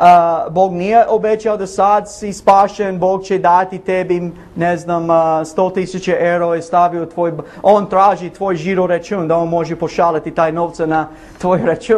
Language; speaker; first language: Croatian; non-native, learner; English